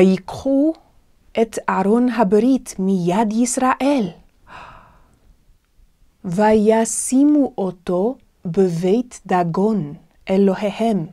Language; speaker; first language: Hebrew; non-native, fluent; English